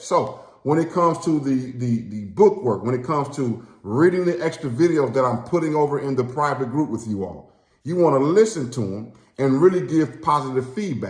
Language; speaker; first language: English; native; English